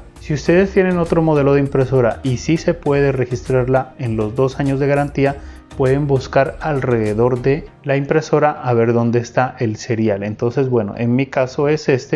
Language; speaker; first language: Spanish; native; Spanish